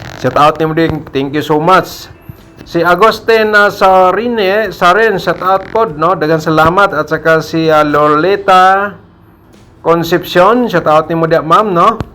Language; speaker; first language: Filipino; non-native, local second language; Cebuano